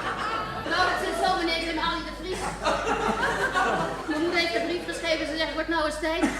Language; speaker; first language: Dutch; native; Dutch